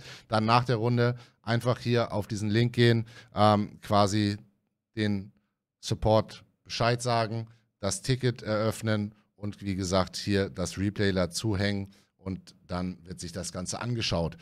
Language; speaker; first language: German; native; German